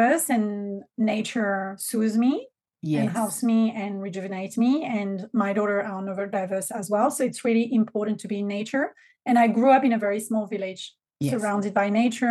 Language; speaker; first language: English; non-native, fluent; French